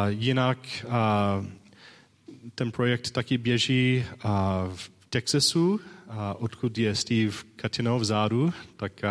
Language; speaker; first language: Czech; non-native, learner; English